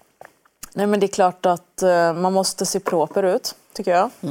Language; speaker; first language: Swedish; early bilingual, other home language; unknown